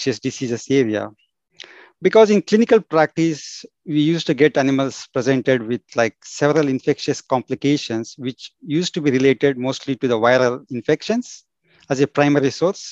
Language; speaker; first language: English; non-native, local second language; Kannada